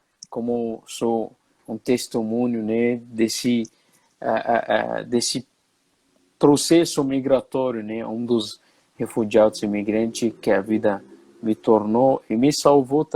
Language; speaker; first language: Portuguese; non-native, fluent; Arabic